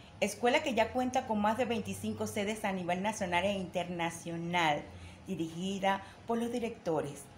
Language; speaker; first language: Spanish; native; Spanish